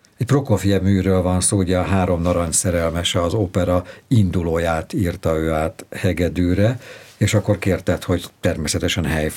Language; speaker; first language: Hungarian; native; Hungarian